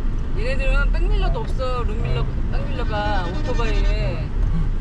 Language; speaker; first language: Korean; native; Korean